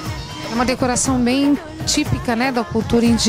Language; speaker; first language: Portuguese; native; Portuguese